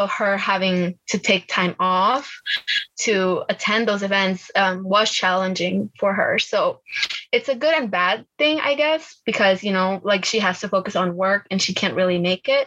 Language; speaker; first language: English; early bilingual, other home language; Spanish